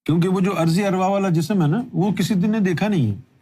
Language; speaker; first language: Urdu; native; Urdu